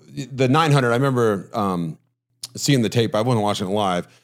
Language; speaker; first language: English; native; English